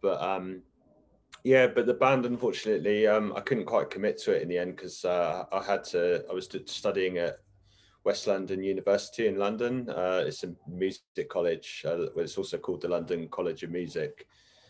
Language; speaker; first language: English; native; English